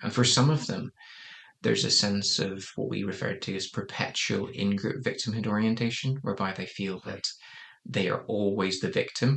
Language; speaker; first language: English; native; English